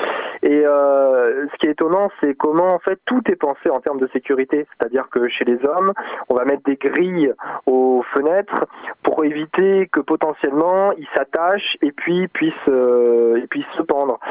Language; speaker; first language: French; native; French